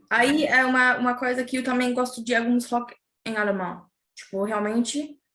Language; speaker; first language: Portuguese; non-native, fluent; German